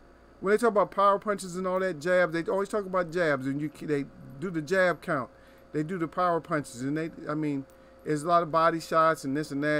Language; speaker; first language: English; native; English